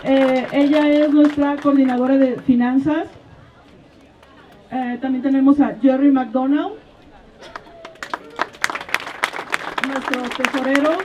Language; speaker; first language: Spanish; native; Spanish